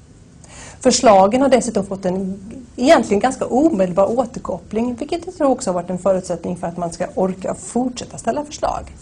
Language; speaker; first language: Swedish; native; Swedish